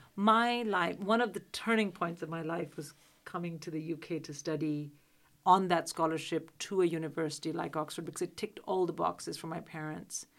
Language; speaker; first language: English; non-native, local second language; Hindi